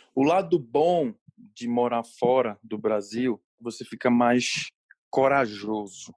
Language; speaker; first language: Portuguese; native; Portuguese